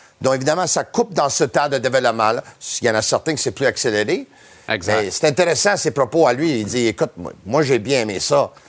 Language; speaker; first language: French; native; French